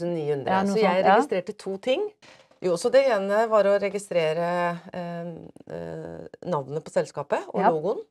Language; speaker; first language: Norwegian; native; Norwegian